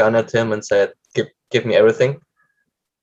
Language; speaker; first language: English; non-native, fluent; German